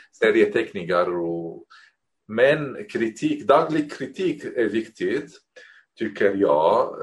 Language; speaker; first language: Swedish; non-native, fluent; Arabic